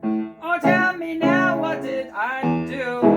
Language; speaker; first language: English; native; English